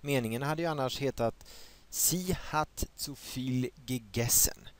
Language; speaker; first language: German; non-native, fluent; Swedish